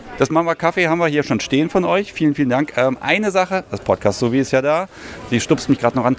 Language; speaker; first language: German; native; German